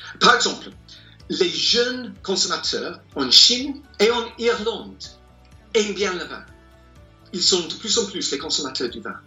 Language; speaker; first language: French; non-native, fluent; English